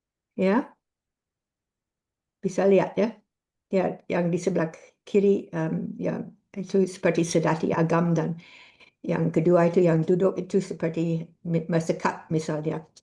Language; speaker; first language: Indonesian; non-native, fluent; English